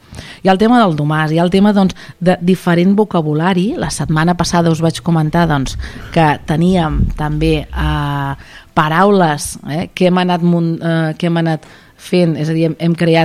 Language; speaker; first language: Catalan; native; Catalan